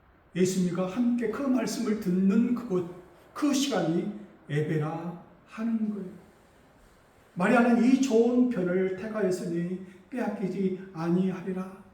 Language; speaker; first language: Korean; native; Korean